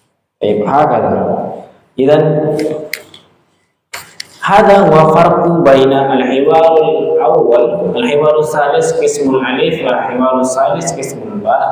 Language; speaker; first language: Arabic; non-native, fluent; Indonesian